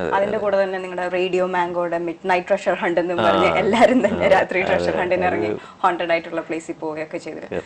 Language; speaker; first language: Malayalam; native; Malayalam